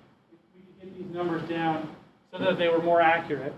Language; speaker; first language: English; native; English